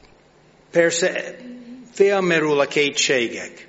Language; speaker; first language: Hungarian; non-native, fluent; English